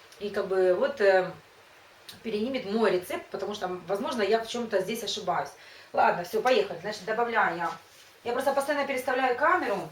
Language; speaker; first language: Russian; native; Russian